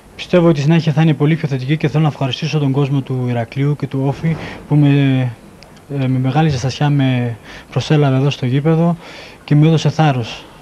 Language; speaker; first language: Greek; early bilingual, heritage; Greek